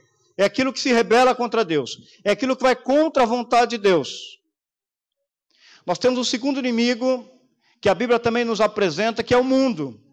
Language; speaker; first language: Portuguese; native; Portuguese